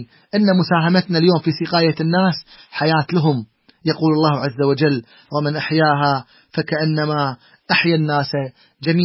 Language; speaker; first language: Arabic; native; Arabic